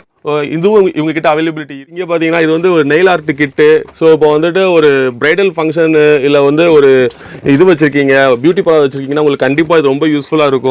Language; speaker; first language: Tamil; native; Tamil